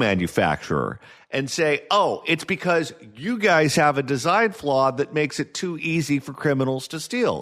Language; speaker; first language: English; native; English